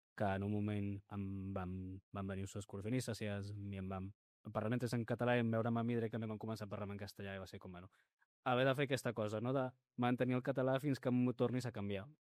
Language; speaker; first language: Catalan; early bilingual, other home language; Spanish